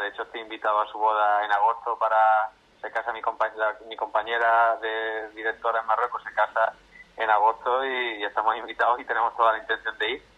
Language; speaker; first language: Spanish; native; Spanish